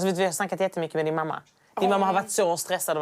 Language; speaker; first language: Swedish; native; Swedish